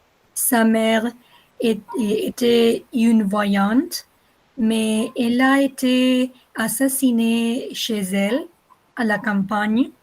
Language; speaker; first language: French; non-native, learner; Spanish